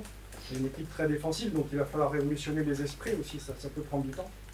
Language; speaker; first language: French; native; French